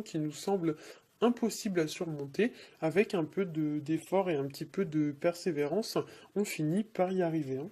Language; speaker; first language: French; native; French